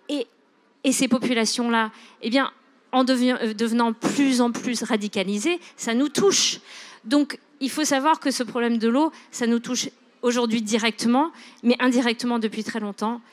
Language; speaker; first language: French; non-native, local second language; English